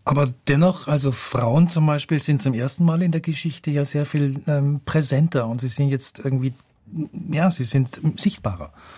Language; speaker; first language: German; native; German